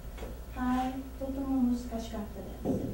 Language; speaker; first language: Japanese; non-native, learner; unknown